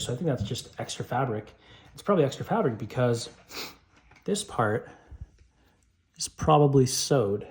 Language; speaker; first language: English; native; English